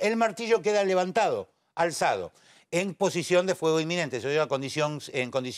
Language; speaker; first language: Spanish; native; Spanish